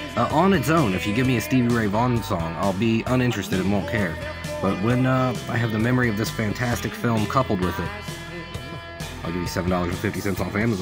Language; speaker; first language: English; native; English